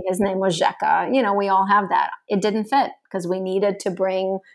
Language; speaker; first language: English; early bilingual, other home language; Russian